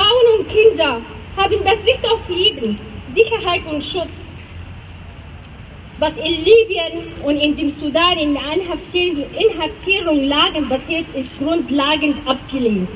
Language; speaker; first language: German; non-native, fluent; Arabic